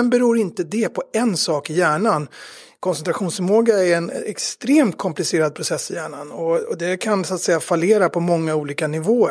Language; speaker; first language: Swedish; native; Swedish